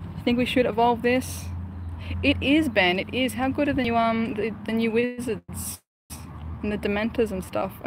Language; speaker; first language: English; native; English